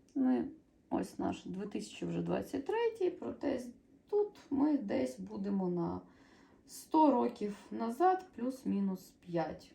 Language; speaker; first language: Ukrainian; native; Ukrainian